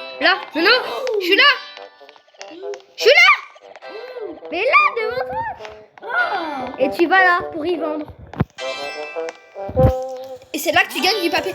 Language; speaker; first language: French; native; French